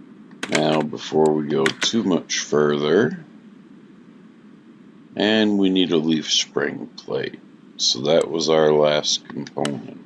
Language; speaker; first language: English; native; English